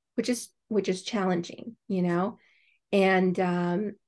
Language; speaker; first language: English; native; English